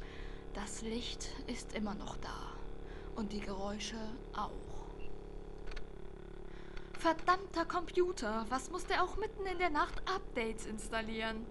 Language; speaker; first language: German; native; German